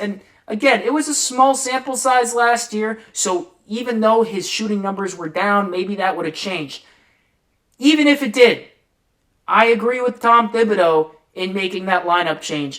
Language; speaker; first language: English; native; English